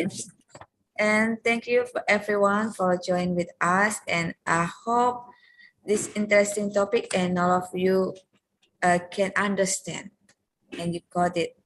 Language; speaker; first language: English; non-native, learner; Indonesian